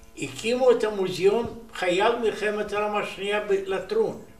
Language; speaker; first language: Hebrew; non-native, learner; Romanian